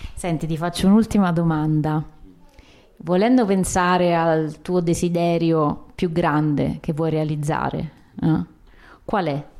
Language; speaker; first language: Italian; native; Italian